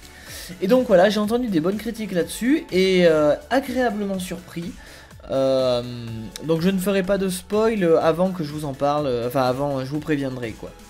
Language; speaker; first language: French; native; French